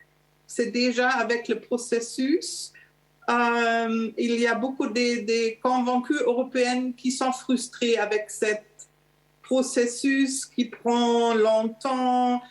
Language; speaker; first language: French; non-native, learner; German